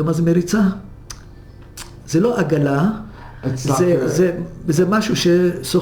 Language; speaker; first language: Hebrew; early bilingual, other home language; Hungarian